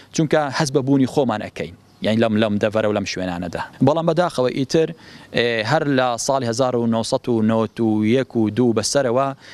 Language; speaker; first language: Central Kurdish; non-native, local second language; Assyrian Neo-Aramaic